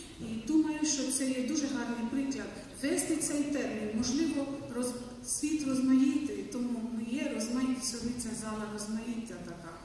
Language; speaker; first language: Ukrainian; non-native, fluent; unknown